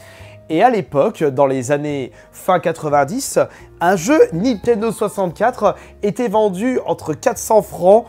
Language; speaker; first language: French; native; French